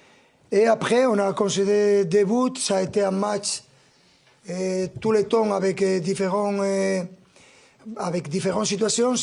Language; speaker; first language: French; non-native, fluent; Spanish